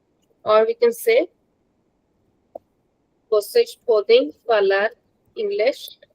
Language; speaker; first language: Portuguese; non-native, fluent; Hindi